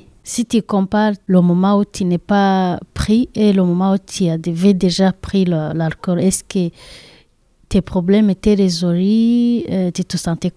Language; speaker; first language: French; non-native, learner; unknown